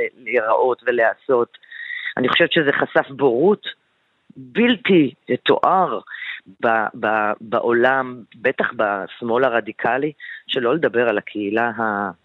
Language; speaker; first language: Hebrew; native; Hebrew